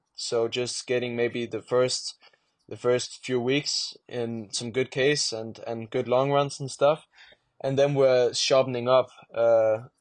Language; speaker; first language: English; non-native, fluent; Danish